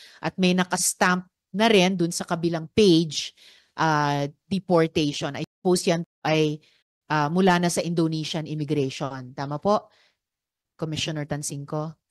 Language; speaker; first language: Filipino; native; Filipino